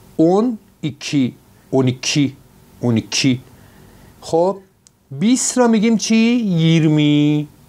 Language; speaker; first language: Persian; non-native, local second language; Azerbaijani